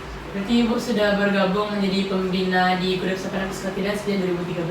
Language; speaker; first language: Indonesian; non-native, local second language; Minangkabau